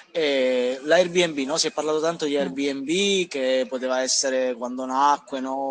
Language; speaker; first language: Italian; native; Italian